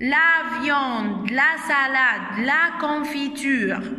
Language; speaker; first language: French; non-native, fluent; Arabic